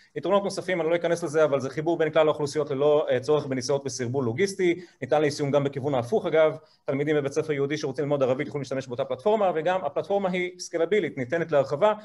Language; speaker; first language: Hebrew; non-native, local second language; Arabic